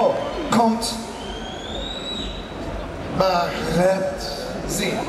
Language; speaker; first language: Dutch; non-native, learner; English